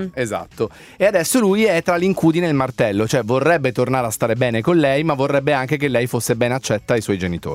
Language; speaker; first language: Italian; native; Italian